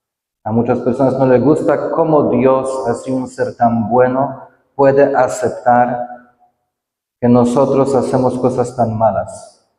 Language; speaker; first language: Spanish; non-native, fluent; Polish